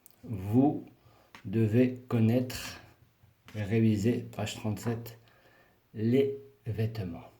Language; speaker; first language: French; non-native, fluent; Spanish